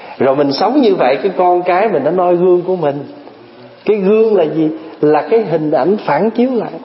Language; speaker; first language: Vietnamese; early bilingual, other home language; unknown